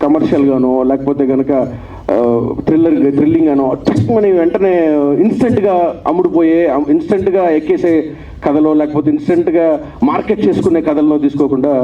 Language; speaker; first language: Telugu; native; Telugu